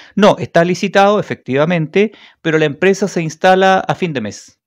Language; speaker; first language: Spanish; native; Spanish